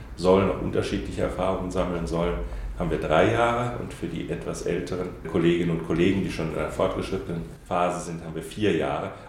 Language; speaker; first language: German; native; German